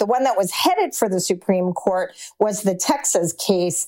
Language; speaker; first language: English; native; English